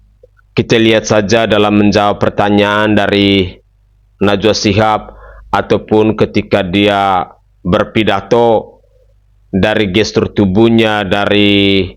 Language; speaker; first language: Indonesian; native; Indonesian